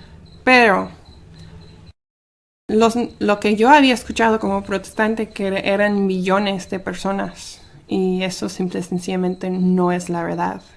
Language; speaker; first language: Spanish; early bilingual, heritage; Spanish